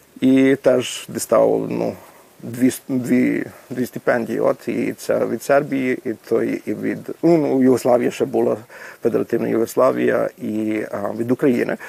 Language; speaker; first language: Ukrainian; early bilingual, heritage; Ukrainian